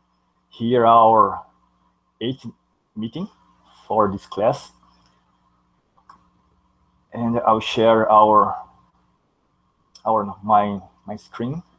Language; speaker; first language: English; non-native, learner; Portuguese